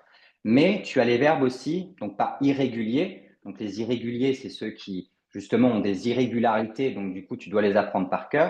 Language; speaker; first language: French; native; French